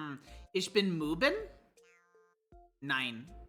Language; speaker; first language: German; non-native, learner; English